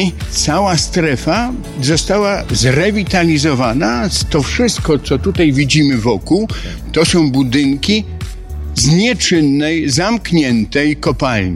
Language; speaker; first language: Polish; native; Polish